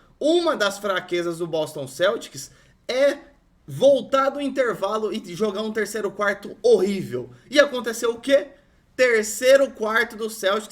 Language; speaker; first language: Portuguese; native; Portuguese